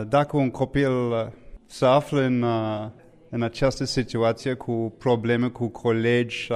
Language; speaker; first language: Romanian; non-native, fluent; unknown